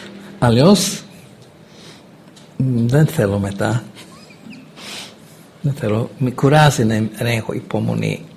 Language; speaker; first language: Greek; non-native, fluent; English